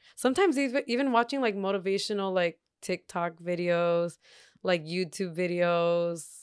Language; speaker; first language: English; native; English